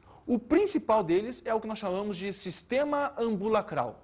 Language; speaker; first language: Portuguese; native; Portuguese